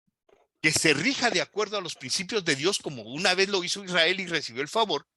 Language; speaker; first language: Spanish; native; Spanish